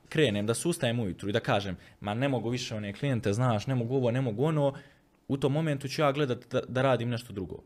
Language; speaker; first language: Croatian; native; Croatian